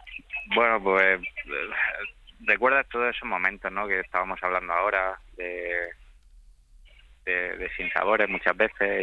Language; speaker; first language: Spanish; native; Spanish